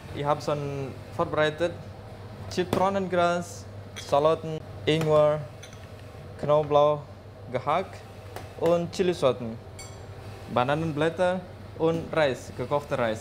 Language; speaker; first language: German; non-native, learner; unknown